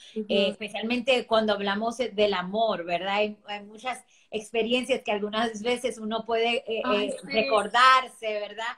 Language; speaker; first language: Spanish; early bilingual, heritage; Spanish